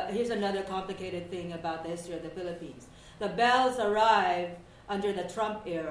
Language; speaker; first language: English; non-native, local second language; Waray